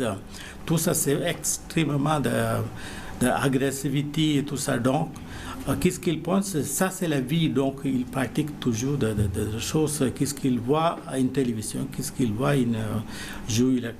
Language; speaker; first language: French; non-native, learner; Malayalam